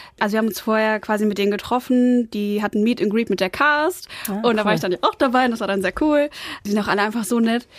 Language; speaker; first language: German; native; German